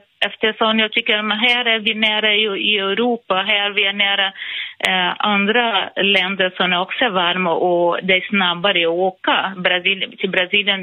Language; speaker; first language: Swedish; non-native, fluent; Portuguese